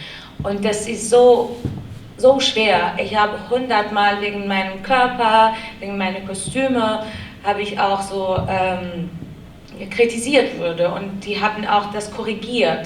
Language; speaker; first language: German; non-native, learner; Kurdish